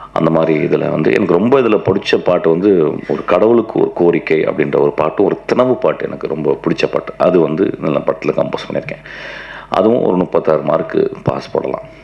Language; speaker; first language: Tamil; non-native, local second language; Malayalam